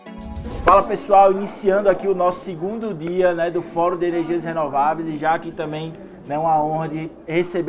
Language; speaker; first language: Portuguese; native; Portuguese